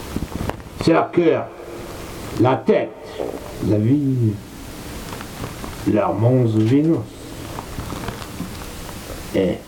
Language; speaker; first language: French; non-native, learner; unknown